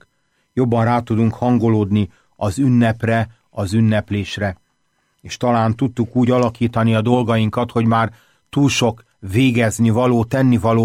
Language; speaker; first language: Hungarian; native; Hungarian